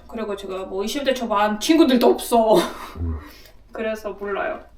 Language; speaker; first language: Korean; non-native, learner; Russian